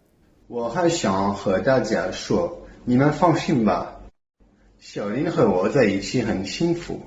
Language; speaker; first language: Chinese; non-native, learner; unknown